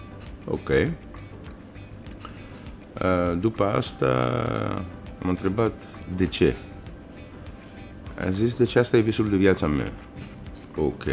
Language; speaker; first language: Romanian; non-native, learner; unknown